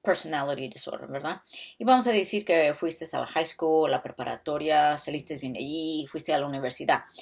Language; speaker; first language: Spanish; early bilingual, other home language; English